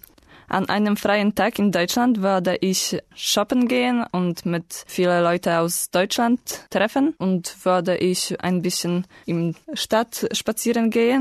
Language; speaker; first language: German; non-native, learner; Polish